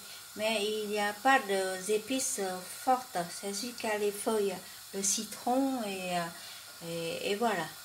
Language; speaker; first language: French; non-native, learner; Vietnamese